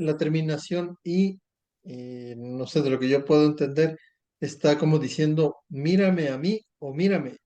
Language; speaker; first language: Spanish; native; Spanish